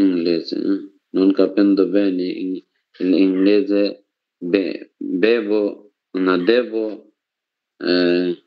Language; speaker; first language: Italian; non-native, learner; Bangla